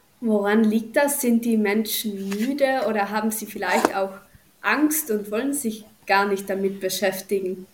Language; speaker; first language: German; native; German